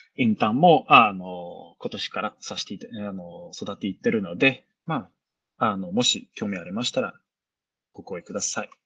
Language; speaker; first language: Japanese; non-native, fluent; Swedish